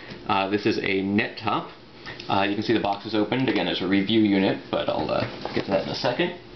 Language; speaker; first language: English; native; English